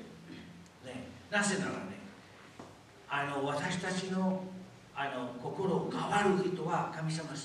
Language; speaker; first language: Japanese; non-native, fluent; Spanish